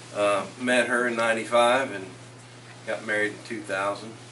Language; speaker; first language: English; native; English